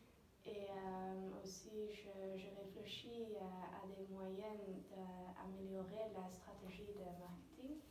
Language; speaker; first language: French; non-native, learner; Dutch